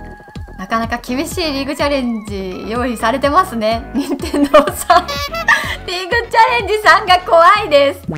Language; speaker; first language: Japanese; native; Japanese